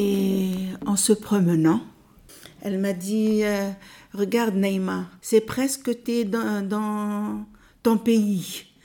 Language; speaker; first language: French; non-native, learner; Arabic